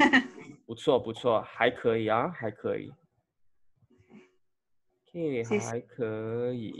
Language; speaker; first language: Chinese; non-native, fluent; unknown